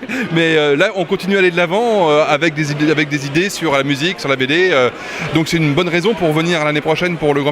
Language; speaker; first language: French; native; French